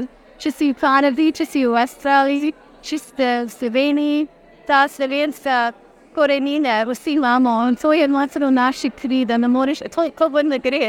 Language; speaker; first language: Slovenian; early bilingual, heritage; Slovenian